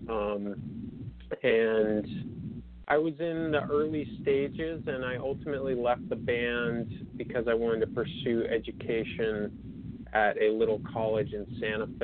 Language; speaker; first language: English; native; English